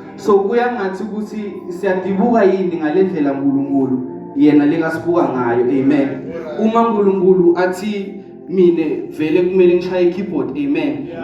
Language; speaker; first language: Zulu; non-native, local second language; Swati